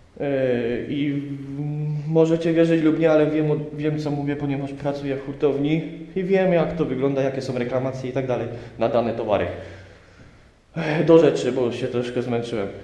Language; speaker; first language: Polish; native; Polish